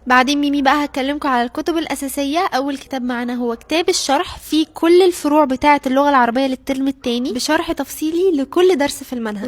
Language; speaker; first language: Arabic; native; Arabic